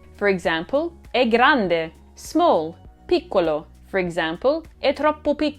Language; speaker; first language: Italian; non-native, fluent; English